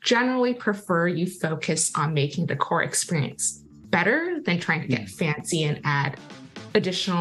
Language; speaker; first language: English; non-native, local second language; Cantonese